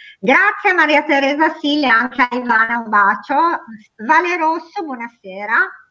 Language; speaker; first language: Italian; native; Italian